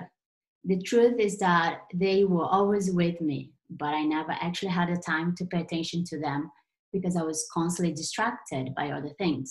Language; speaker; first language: English; non-native, fluent; Portuguese